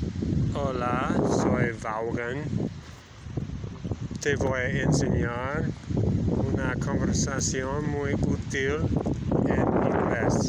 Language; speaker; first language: Spanish; non-native, fluent; English